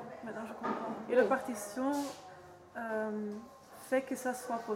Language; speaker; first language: French; non-native, learner; Dutch